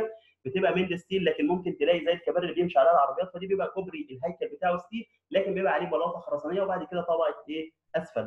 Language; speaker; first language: Arabic; native; Arabic